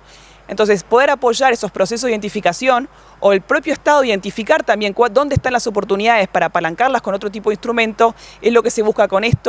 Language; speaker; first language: Spanish; native; Spanish